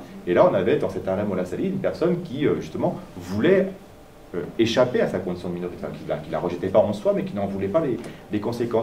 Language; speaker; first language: French; native; French